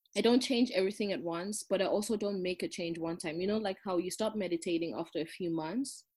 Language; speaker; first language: English; non-native, local second language; Zulu